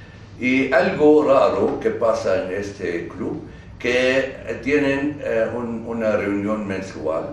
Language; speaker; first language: Spanish; non-native, fluent; Arabic